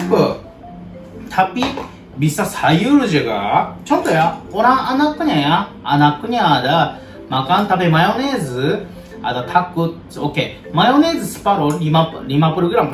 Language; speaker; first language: Indonesian; non-native, learner; Japanese